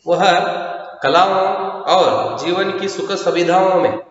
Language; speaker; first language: Hindi; non-native, local second language; Kannada